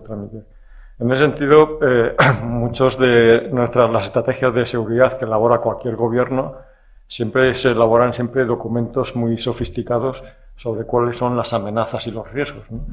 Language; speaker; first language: Spanish; native; Spanish